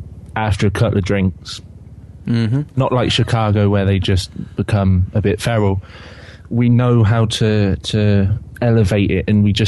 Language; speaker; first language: English; native; English